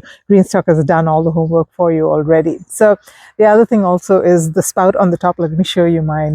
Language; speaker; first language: English; native; English